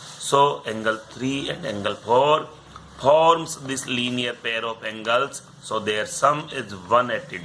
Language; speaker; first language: English; non-native, local second language; Hindi